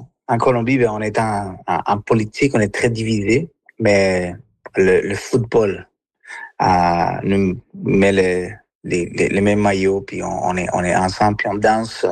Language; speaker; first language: French; non-native, fluent; Spanish